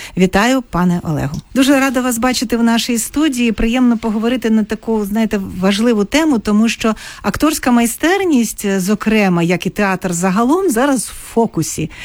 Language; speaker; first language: Ukrainian; native; Ukrainian